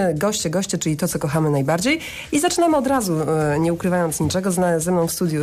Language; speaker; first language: Polish; native; Polish